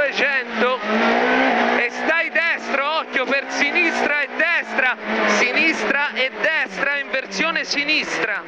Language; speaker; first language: Italian; native; Italian